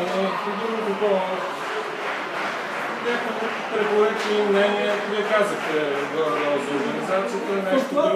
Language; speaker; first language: Bulgarian; native; Bulgarian